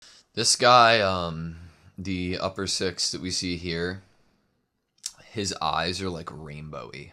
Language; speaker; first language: English; native; English